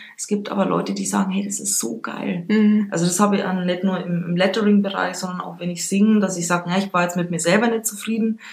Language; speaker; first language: German; native; German